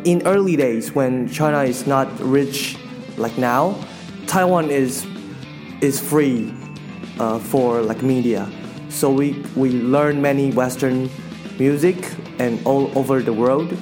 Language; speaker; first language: English; non-native, fluent; Chinese